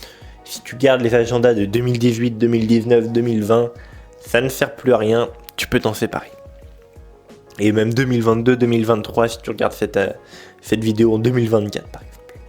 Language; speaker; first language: French; native; French